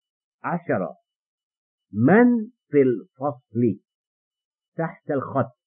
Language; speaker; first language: Arabic; non-native, fluent; English